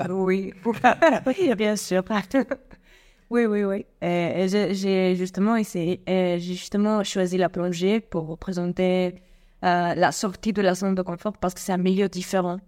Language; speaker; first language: French; non-native, fluent; Spanish